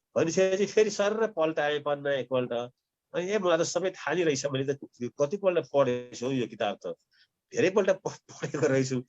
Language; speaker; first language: Nepali; native; Nepali